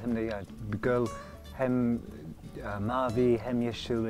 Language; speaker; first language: Turkish; non-native, learner; English